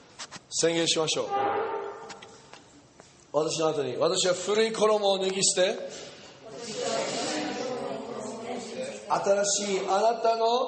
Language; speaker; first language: Japanese; non-native, fluent; English